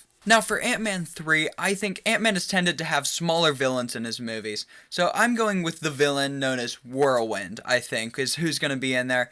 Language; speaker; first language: English; native; English